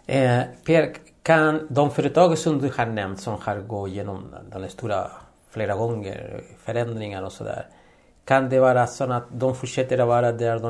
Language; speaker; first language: Swedish; non-native, fluent; Spanish